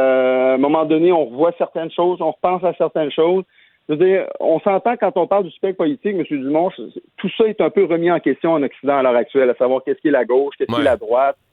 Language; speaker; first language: French; native; French